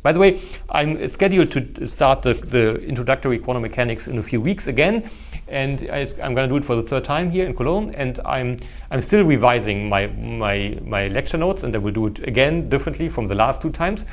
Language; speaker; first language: English; non-native, fluent; German